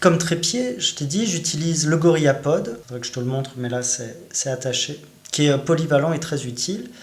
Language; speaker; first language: French; native; French